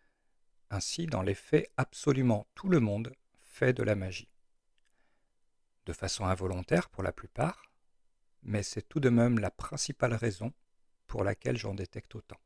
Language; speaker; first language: French; native; French